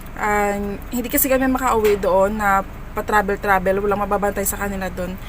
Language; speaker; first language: Filipino; native; Filipino